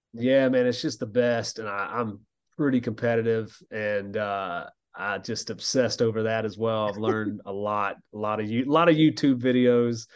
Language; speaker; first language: English; native; English